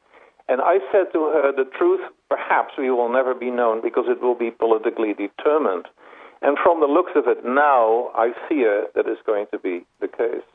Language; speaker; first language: English; non-native, fluent; Dutch